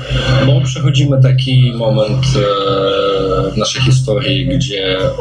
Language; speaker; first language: Polish; non-native, fluent; Russian